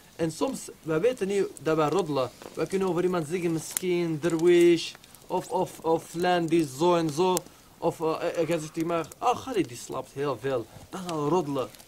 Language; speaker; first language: Dutch; early bilingual, other home language; Arabic